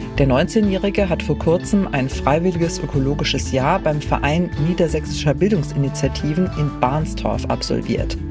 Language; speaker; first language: German; native; German